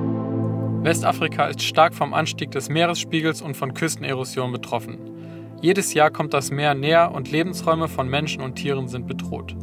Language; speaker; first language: German; native; German